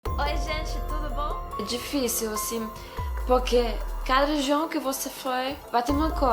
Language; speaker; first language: Portuguese; non-native, fluent; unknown